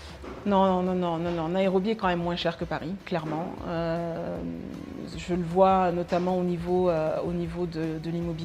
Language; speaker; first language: French; early bilingual, other home language; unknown